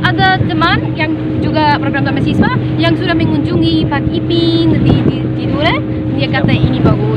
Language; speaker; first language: Indonesian; non-native, learner; English